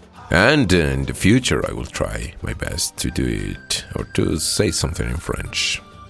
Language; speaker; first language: English; non-native, fluent; Spanish